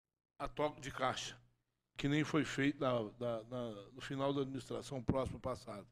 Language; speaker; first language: Portuguese; native; Portuguese